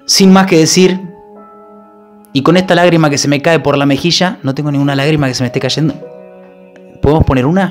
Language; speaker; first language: Spanish; native; Spanish